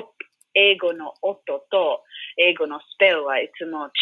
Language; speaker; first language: Japanese; non-native, learner; English